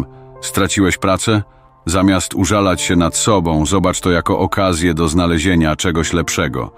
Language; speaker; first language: Polish; native; Polish